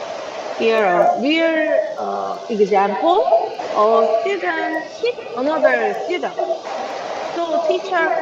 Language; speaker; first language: English; non-native, learner; Korean